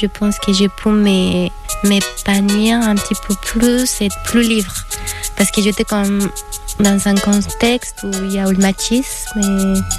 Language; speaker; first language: French; non-native, fluent; Spanish